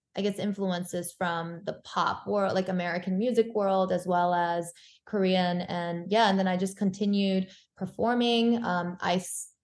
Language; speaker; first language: English; early bilingual, other home language; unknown